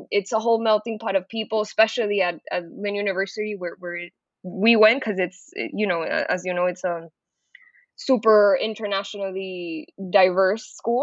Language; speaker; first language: English; non-native, fluent; Spanish